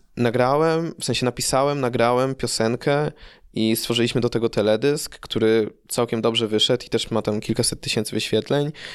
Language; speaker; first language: Polish; early bilingual, heritage; Polish